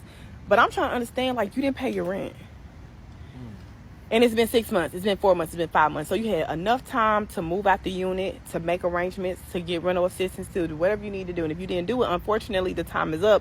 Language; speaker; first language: English; native; English